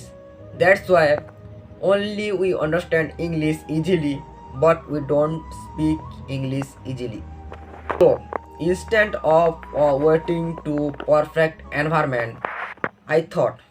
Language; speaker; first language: English; non-native, local second language; Odia